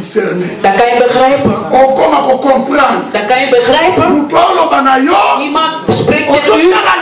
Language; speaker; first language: Dutch; non-native, learner; Lingala